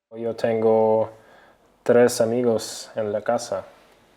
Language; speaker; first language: Spanish; non-native, learner; English